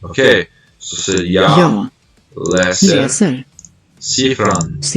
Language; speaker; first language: Swedish; non-native, learner; English